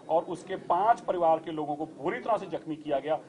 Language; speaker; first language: Hindi; non-native, local second language; Punjabi